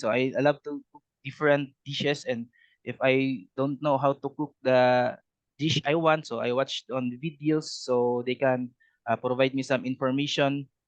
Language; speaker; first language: English; non-native, learner; Cebuano